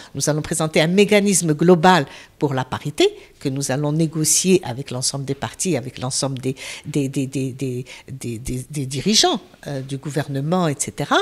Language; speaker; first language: French; non-native, local second language; Arabic